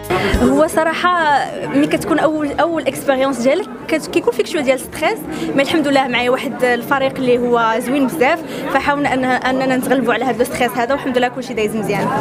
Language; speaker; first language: Arabic; native; Arabic